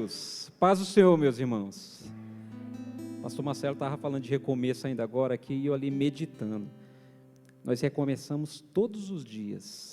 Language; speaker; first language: Portuguese; native; Portuguese